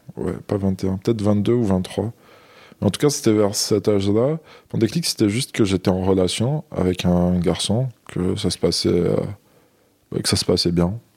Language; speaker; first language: French; non-native, local second language; Arabic